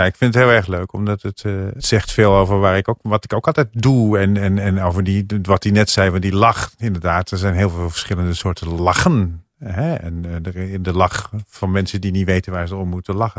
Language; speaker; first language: Dutch; native; Dutch